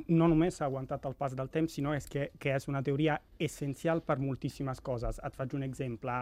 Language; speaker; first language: Catalan; non-native, fluent; Italian